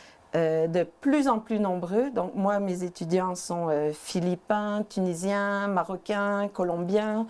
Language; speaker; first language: French; native; French